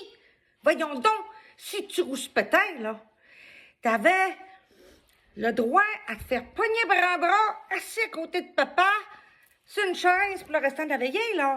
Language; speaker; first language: French; native; French